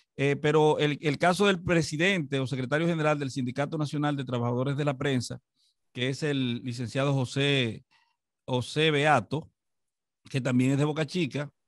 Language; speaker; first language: Spanish; native; Spanish